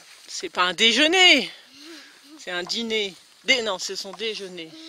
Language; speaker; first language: French; native; French